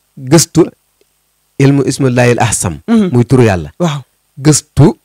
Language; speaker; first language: Wolof; native; Wolof